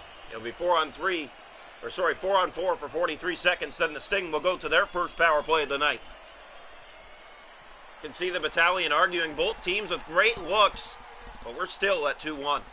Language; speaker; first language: English; native; English